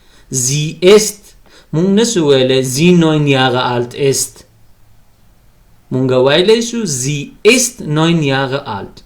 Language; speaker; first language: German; non-native, fluent; Pashto